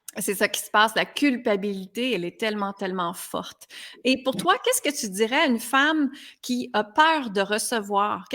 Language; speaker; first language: French; native; French